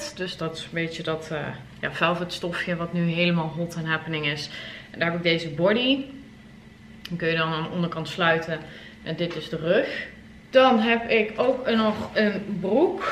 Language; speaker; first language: Dutch; native; Dutch